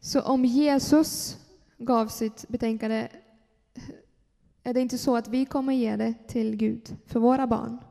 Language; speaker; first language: Swedish; non-native, fluent; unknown